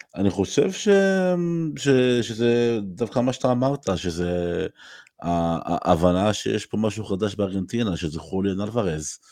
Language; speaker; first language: Hebrew; native; Hebrew